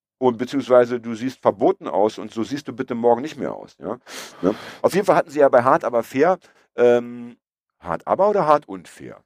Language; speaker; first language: German; early bilingual, other home language; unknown